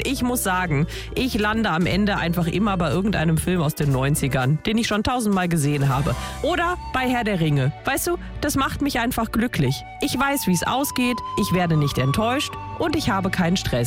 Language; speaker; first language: German; native; German